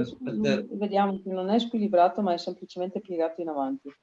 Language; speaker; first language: Italian; native; Italian